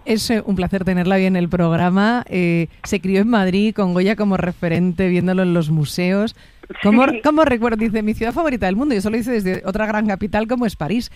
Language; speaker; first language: Spanish; native; Spanish